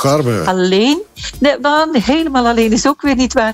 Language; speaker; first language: Dutch; native; Dutch